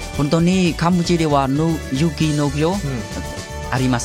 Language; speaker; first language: Japanese; non-native, learner; Khmer